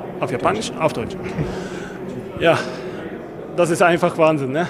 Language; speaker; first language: German; non-native, learner; Japanese